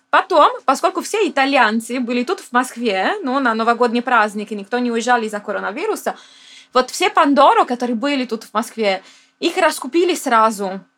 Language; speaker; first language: Russian; non-native, fluent; Italian